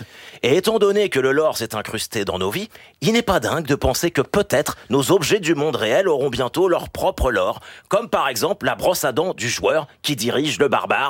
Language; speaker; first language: French; native; French